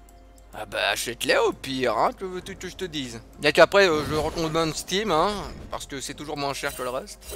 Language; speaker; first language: French; native; French